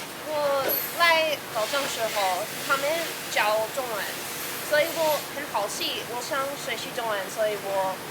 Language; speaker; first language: Chinese; non-native, learner; English